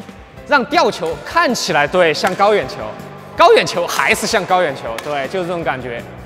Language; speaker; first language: Chinese; native; Chinese